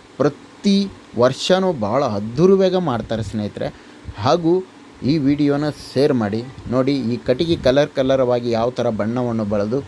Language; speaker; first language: Kannada; non-native, local second language; Lambadi